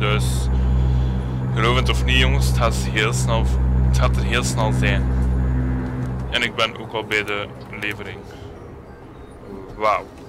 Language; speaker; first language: Dutch; native; Dutch